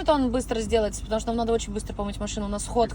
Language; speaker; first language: Russian; native; Russian